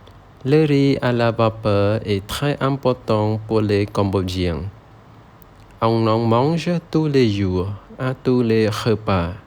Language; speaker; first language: French; non-native, learner; Khmer